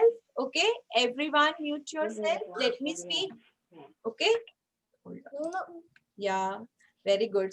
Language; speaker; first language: English; non-native, local second language; Hindi